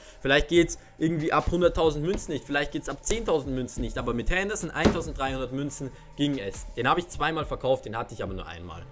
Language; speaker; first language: German; native; German